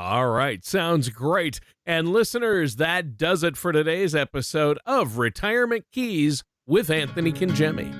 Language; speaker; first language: English; native; English